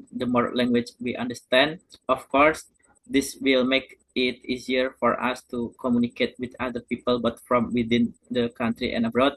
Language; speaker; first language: English; non-native, learner; Indonesian